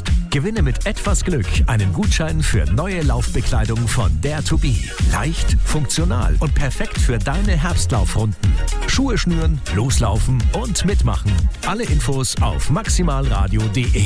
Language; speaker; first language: German; native; German